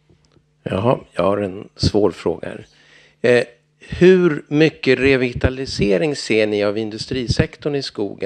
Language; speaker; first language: Swedish; native; Swedish